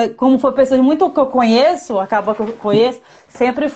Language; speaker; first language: Portuguese; native; Portuguese